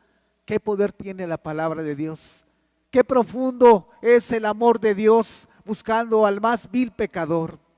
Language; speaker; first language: Spanish; native; Spanish